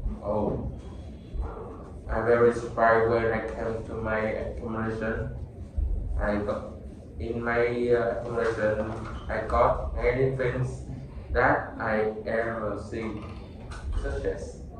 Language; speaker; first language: English; non-native, learner; Vietnamese